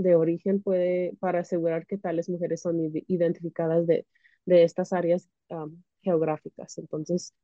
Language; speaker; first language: Spanish; early bilingual, heritage; Spanish